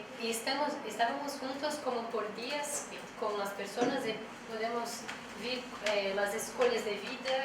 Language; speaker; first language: Spanish; non-native, learner; Portuguese